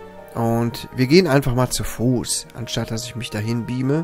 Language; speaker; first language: German; native; German